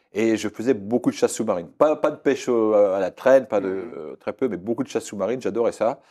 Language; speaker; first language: French; native; French